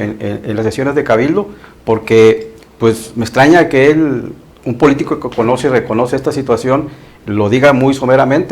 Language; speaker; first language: Spanish; native; Spanish